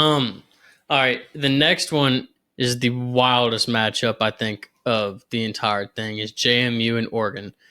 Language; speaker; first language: English; native; English